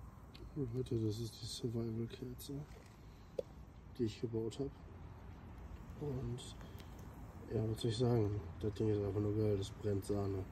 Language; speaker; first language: German; native; German